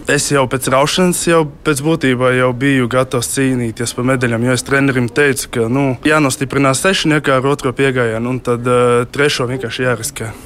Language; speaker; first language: Latvian; native; Latvian